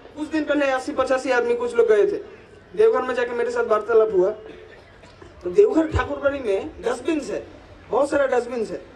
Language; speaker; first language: Hindi; non-native, local second language; Bangla